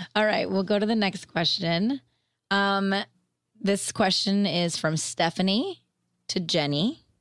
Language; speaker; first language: English; native; English